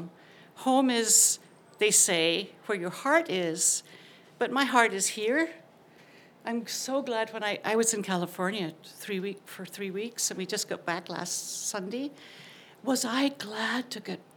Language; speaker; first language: English; native; English